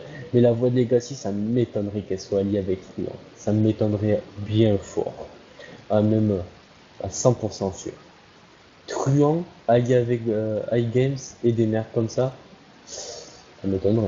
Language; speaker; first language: French; native; French